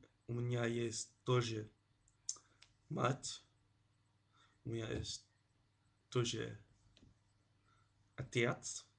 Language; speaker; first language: Russian; non-native, learner; Dutch